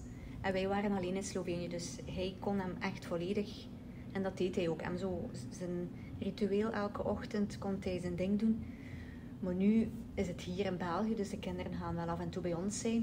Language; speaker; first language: Dutch; native; Dutch